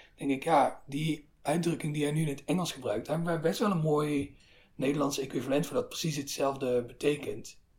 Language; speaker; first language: Dutch; native; Dutch